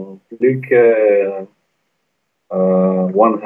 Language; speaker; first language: French; non-native, learner; Portuguese